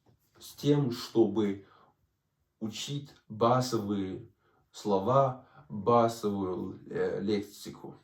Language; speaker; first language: Russian; non-native, fluent; Danish